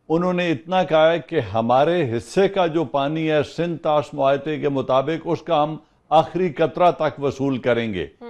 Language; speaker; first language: Urdu; non-native, local second language; Punjabi